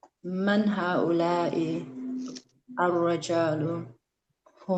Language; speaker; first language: Arabic; non-native, learner; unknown